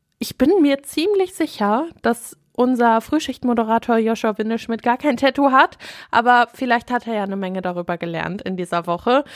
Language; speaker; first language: German; native; German